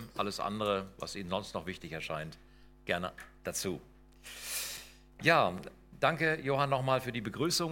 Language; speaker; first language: German; native; German